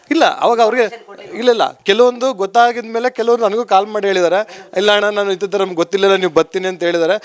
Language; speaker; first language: Kannada; native; Kannada